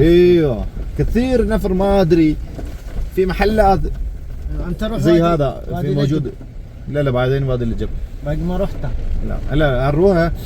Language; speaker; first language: Arabic; non-native, learner; Malayalam